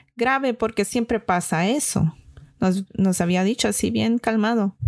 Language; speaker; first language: Spanish; early bilingual, heritage; Spanish